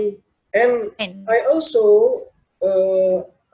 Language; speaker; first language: English; non-native, learner; Indonesian